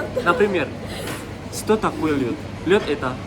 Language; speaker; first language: Russian; non-native, learner; Indonesian